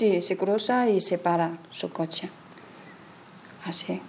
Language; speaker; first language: Spanish; non-native, learner; Chinese